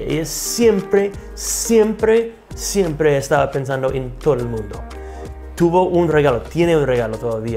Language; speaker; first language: Spanish; non-native, fluent; English